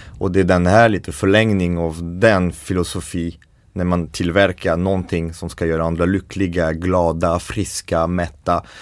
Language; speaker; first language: Swedish; non-native, fluent; French